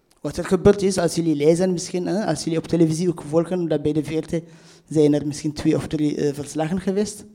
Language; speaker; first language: Dutch; non-native, fluent; Tigrinya